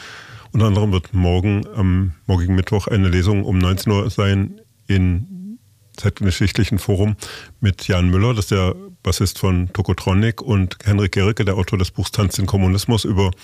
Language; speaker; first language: German; native; German